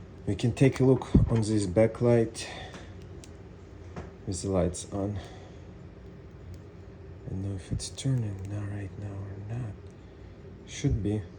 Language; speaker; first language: English; non-native, fluent; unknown